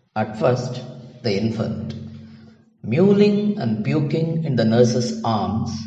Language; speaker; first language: English; non-native, local second language; Tamil